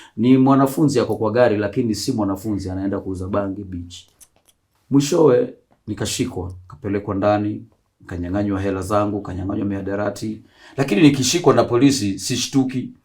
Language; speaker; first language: Swahili; native; Swahili